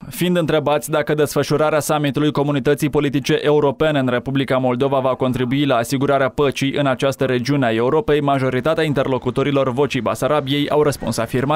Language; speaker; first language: Romanian; native; Romanian